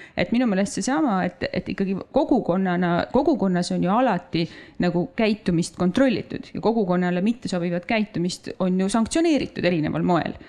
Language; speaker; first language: Estonian; native; Estonian